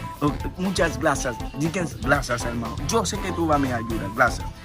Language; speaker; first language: Spanish; non-native, learner; Haitian Creole